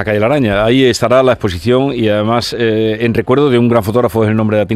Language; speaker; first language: Spanish; native; Spanish